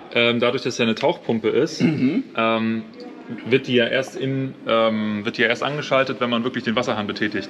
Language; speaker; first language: German; native; German